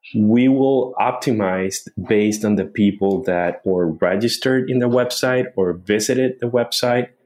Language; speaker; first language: English; non-native, fluent; Spanish